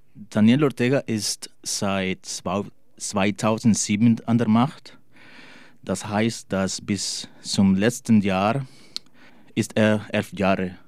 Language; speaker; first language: German; non-native, learner; Spanish